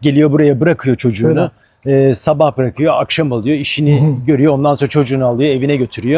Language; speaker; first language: Turkish; native; Turkish